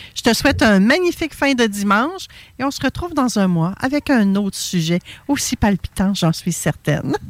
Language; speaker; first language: French; native; French